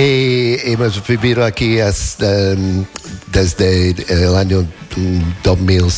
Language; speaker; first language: Spanish; non-native, learner; English